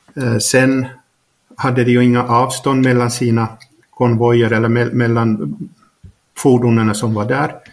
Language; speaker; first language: Swedish; native; Swedish